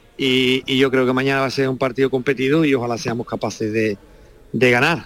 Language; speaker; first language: Spanish; native; Spanish